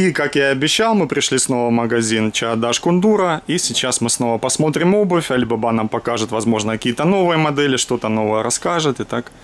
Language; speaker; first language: Russian; native; Russian